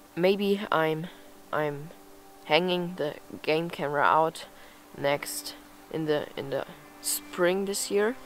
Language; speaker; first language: English; non-native, fluent; German